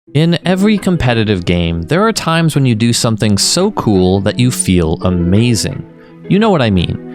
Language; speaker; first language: English; native; English